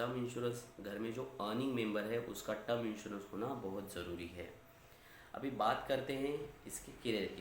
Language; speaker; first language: Hindi; non-native, local second language; Marathi